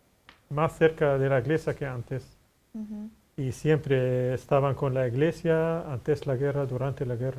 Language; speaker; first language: Spanish; non-native, fluent; Arabic